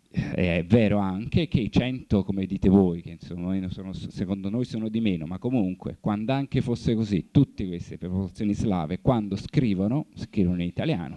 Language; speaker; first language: Italian; native; Italian